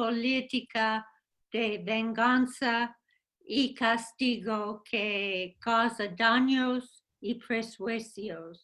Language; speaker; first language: Spanish; non-native, fluent; English